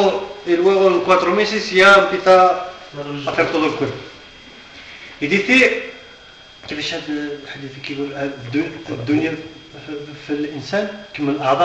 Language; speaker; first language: Spanish; non-native, learner; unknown